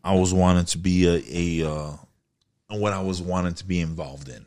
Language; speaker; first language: English; early bilingual, other home language; Spanish